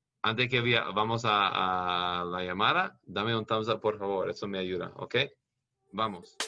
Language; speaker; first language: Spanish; non-native, learner; English